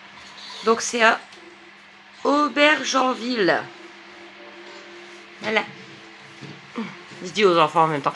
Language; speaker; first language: French; native; French